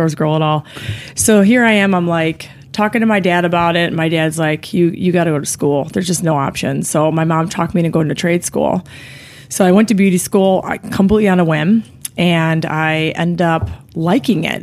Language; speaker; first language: English; native; English